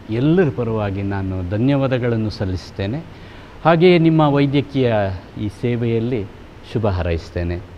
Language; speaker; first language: Kannada; non-native, local second language; Konkani